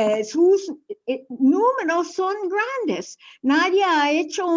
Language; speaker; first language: Spanish; non-native, fluent; English